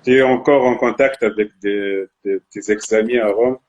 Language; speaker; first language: French; non-native, local second language; Arabic